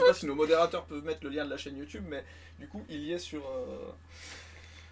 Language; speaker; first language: French; native; French